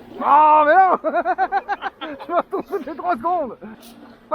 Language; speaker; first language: French; native; French